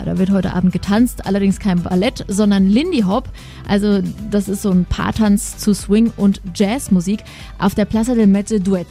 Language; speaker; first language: German; native; German